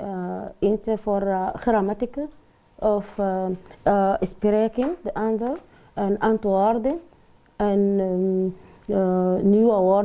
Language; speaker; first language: Dutch; non-native, learner; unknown